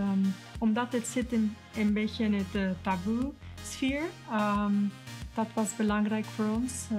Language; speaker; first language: Dutch; non-native, fluent; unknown